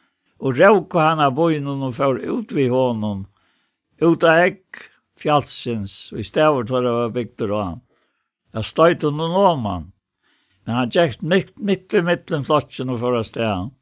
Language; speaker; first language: Danish; non-native, local second language; Faroese